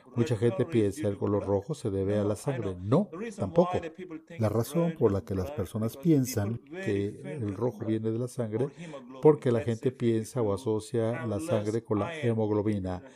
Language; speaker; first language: Spanish; non-native, fluent; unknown